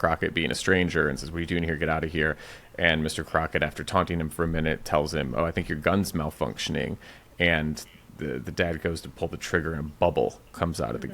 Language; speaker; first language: English; native; English